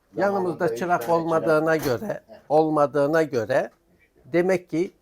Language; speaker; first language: Turkish; non-native, local second language; Armenian